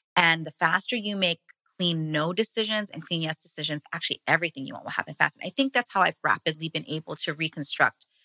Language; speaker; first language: English; native; English